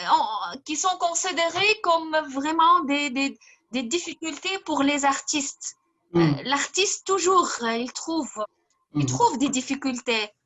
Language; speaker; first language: French; non-native, fluent; Arabic